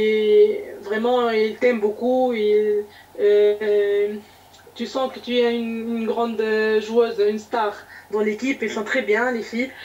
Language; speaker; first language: French; non-native, local second language; Arabic